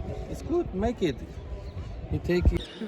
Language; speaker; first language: English; non-native, learner; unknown